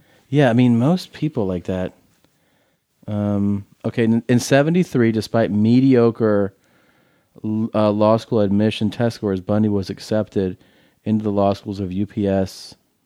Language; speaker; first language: English; native; English